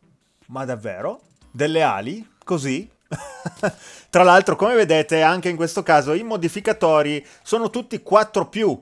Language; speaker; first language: Italian; native; Italian